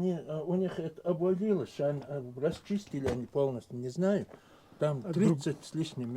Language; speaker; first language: Russian; native; Russian